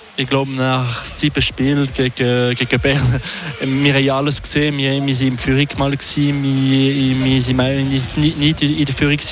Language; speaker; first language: German; non-native, local second language; French